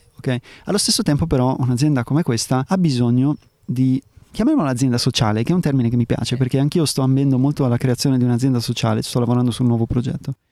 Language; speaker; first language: Italian; early bilingual, heritage; Italian